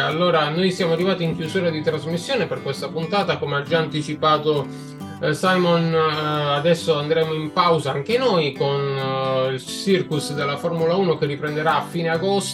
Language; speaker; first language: Italian; native; Italian